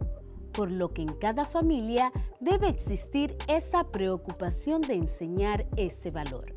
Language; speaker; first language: Spanish; native; Spanish